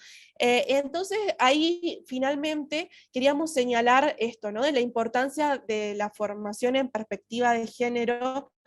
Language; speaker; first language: Spanish; native; Spanish